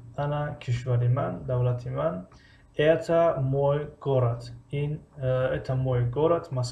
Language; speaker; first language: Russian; non-native, fluent; Tajik